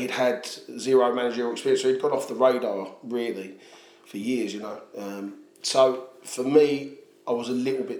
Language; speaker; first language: English; native; English